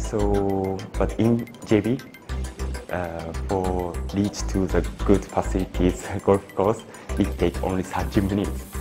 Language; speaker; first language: English; non-native, learner; Japanese